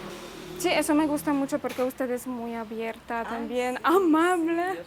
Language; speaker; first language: Spanish; non-native, fluent; Polish